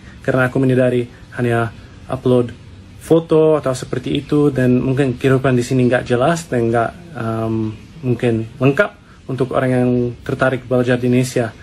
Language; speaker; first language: Indonesian; non-native, fluent; English